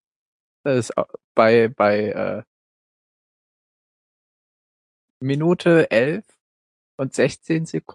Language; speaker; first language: German; native; German